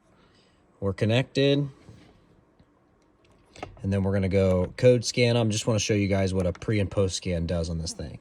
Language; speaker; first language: English; native; English